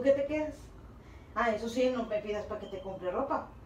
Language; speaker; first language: Spanish; native; Spanish